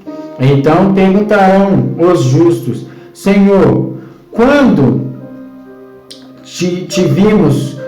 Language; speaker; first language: Portuguese; native; Portuguese